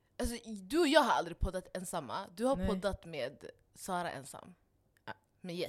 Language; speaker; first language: Swedish; non-native, local second language; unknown